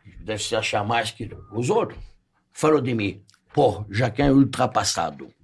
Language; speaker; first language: Portuguese; non-native, fluent; French